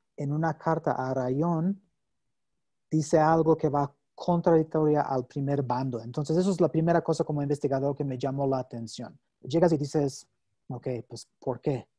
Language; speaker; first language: Spanish; non-native, fluent; English